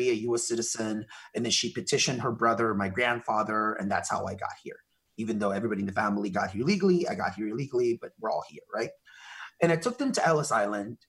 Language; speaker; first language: English; native; English